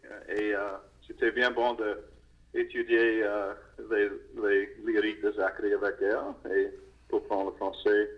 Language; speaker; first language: French; non-native, learner; English